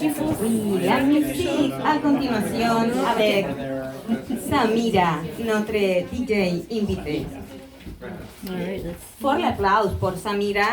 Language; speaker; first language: French; non-native, learner; Spanish